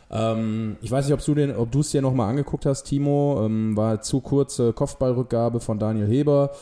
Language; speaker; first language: German; native; German